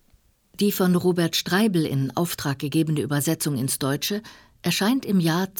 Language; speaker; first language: German; native; German